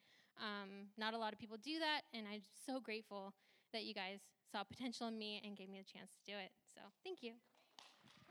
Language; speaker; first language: English; early bilingual, other home language; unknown